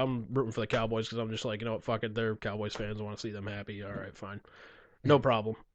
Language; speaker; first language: English; native; English